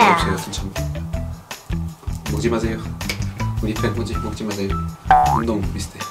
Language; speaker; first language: Korean; non-native, learner; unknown